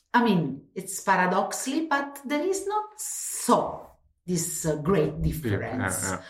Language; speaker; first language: English; non-native, fluent; Italian